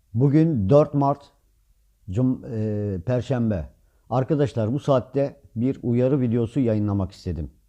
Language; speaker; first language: Turkish; native; Turkish